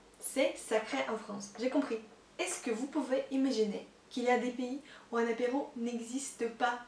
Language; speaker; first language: French; non-native, fluent; Russian